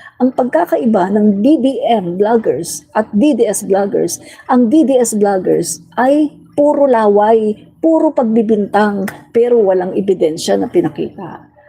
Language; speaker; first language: Filipino; non-native, local second language; Cebuano